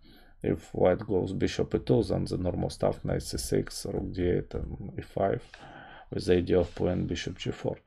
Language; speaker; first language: English; non-native, fluent; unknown